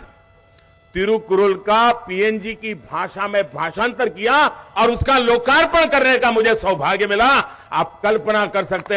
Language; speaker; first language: Hindi; non-native, local second language; Gujarati